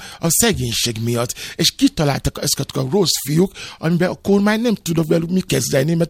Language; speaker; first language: Hungarian; non-native, fluent; Yoruba